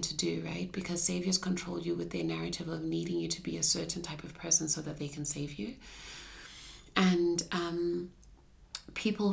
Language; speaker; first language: English; non-native, local second language; Shona